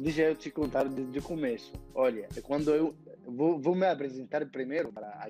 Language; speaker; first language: Portuguese; non-native, fluent; Arabic